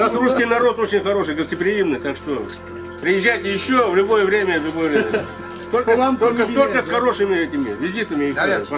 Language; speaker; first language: Russian; native; Russian